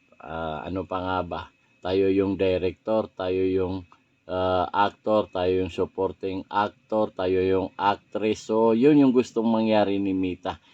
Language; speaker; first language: Filipino; non-native, local second language; Maranao